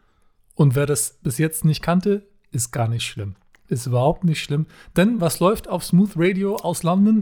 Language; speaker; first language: German; native; German